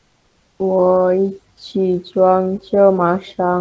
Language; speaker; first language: Chinese; non-native, learner; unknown